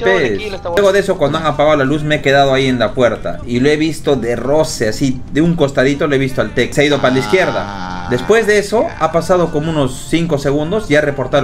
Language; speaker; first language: Spanish; native; Spanish